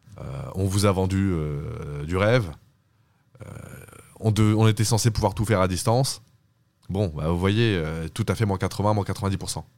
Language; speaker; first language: French; early bilingual, other home language; Turkish